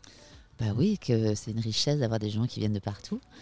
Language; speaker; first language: French; native; French